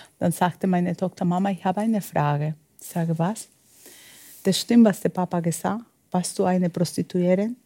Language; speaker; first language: German; non-native, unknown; Spanish